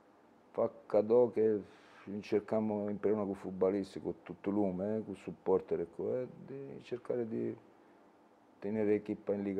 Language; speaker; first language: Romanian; non-native, learner; Italian